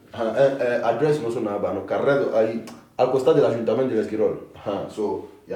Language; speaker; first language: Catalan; non-native, fluent; Akan